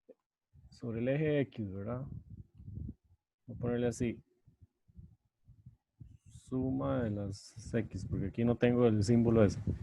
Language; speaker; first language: Spanish; native; Spanish